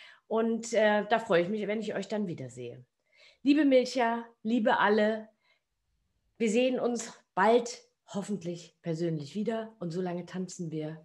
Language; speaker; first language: German; native; German